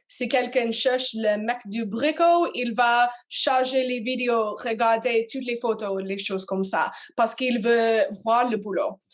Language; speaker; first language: French; non-native, learner; English